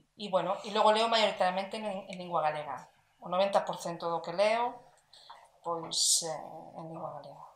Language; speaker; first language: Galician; native; Galician